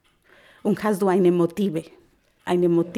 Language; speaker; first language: German; non-native, learner; Spanish